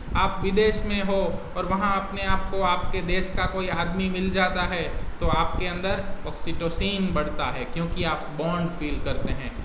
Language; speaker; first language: Hindi; non-native, local second language; Gujarati